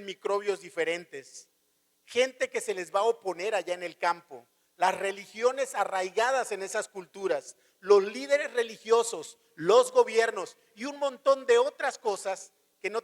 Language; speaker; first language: Spanish; native; Spanish